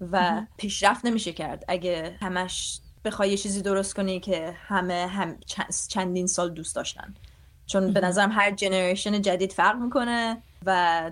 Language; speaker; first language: Persian; early bilingual, other home language; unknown